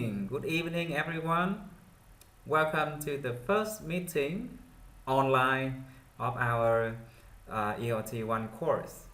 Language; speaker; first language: English; non-native, fluent; Vietnamese